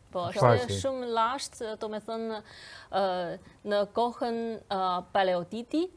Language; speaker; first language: Albanian; non-native, fluent; Chinese